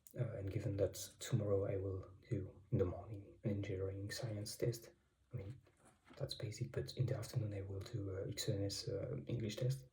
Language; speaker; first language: English; non-native, fluent; French